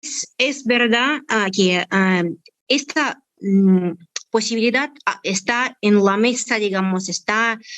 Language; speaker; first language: Spanish; non-native, fluent; Russian